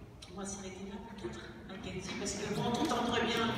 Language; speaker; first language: French; native; French